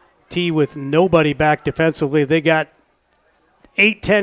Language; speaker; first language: English; native; English